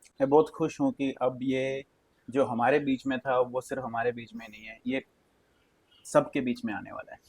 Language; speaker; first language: Hindi; native; Hindi